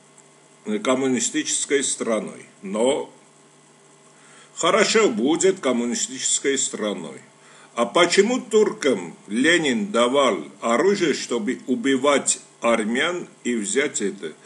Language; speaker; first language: Russian; non-native, local second language; Armenian